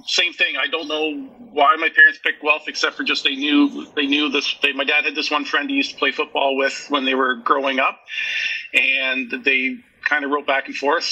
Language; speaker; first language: English; native; English